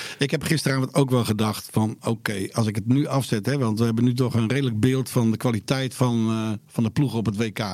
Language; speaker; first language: Dutch; native; Dutch